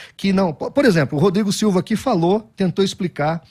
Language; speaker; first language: Portuguese; native; Portuguese